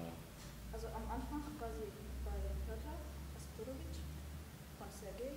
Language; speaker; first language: German; non-native, learner; Armenian